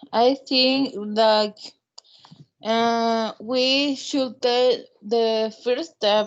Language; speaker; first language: English; non-native, learner; Spanish